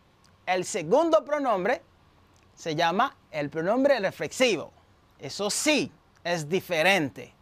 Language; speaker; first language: Spanish; non-native, fluent; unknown